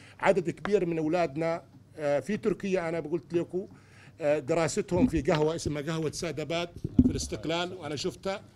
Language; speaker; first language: Arabic; native; Arabic